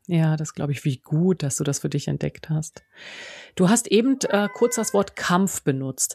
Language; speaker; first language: German; native; German